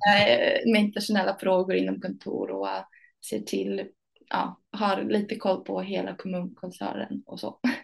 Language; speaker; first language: Swedish; early bilingual, other home language; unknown